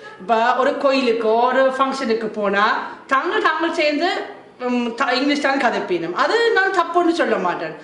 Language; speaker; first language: Tamil; non-native, fluent; German